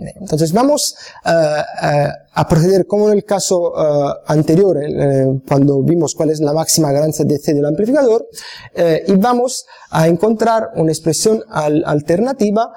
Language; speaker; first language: Spanish; non-native, fluent; Italian